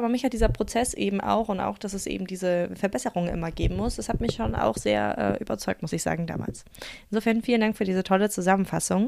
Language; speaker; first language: German; native; German